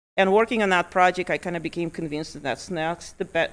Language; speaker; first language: English; early bilingual, other home language; Russian